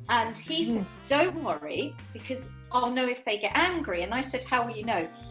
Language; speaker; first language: English; native; English